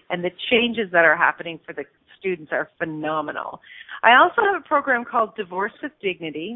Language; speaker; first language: English; native; English